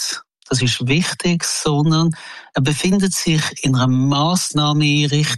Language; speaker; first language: German; native; German